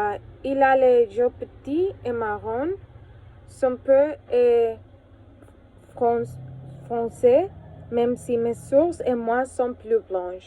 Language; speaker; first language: French; non-native, learner; Spanish